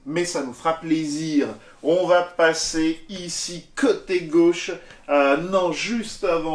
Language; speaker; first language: French; native; French